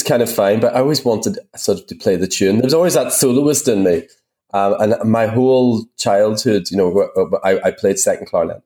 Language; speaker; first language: English; native; English